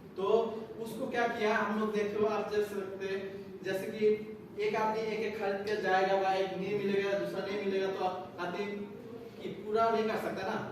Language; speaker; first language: Hindi; non-native, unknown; Bangla